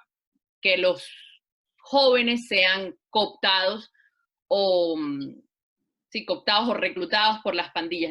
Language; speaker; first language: Spanish; native; Spanish